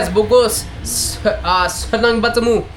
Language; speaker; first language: Indonesian; non-native, learner; English